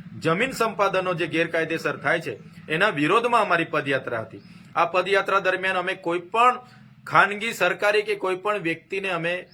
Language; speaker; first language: Gujarati; non-native, local second language; Vasavi